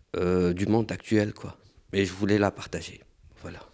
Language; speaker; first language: French; non-native, local second language; Arabic